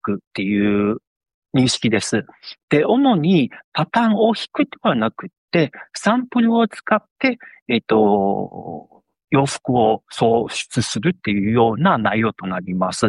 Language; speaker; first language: Japanese; non-native, fluent; Chinese